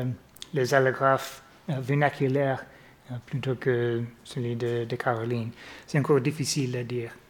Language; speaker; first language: French; non-native, fluent; English